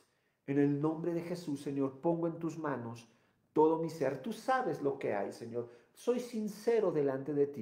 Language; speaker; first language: Spanish; native; Spanish